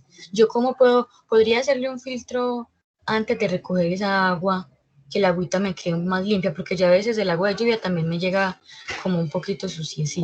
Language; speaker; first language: Spanish; native; Spanish